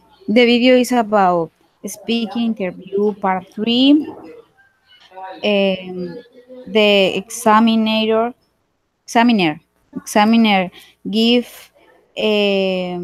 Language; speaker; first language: English; non-native, learner; Spanish